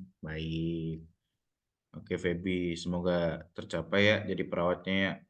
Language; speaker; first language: Indonesian; native; Indonesian